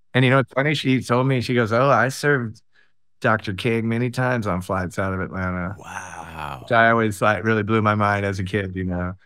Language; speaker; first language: English; native; English